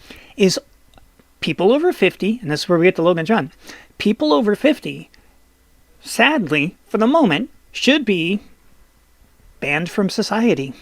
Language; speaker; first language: English; native; English